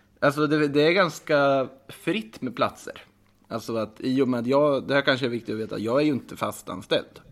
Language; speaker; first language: Swedish; native; Swedish